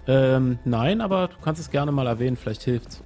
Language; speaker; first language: German; native; German